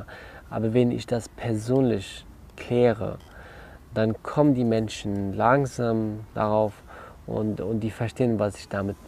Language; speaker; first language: German; non-native, learner; Kurdish